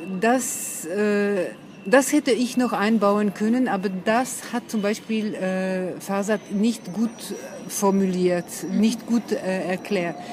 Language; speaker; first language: German; non-native, fluent; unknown